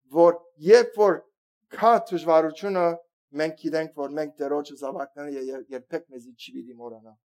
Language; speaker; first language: Armenian; early bilingual, heritage; Armenian